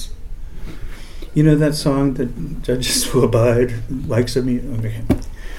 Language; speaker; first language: English; native; English